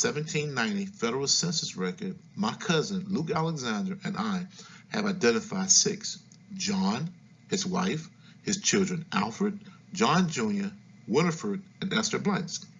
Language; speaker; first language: English; native; English